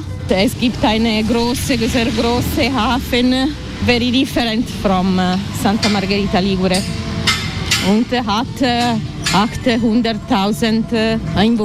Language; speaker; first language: German; non-native, learner; Italian